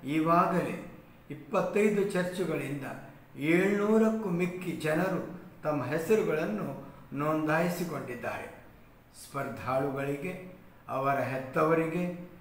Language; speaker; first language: Kannada; non-native, local second language; Konkani